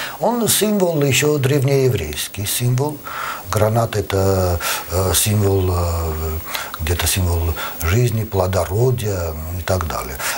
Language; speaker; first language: Russian; non-native, local second language; Armenian